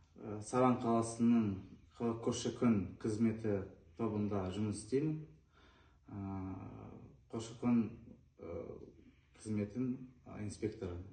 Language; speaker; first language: Kazakh; non-native, local second language; Azerbaijani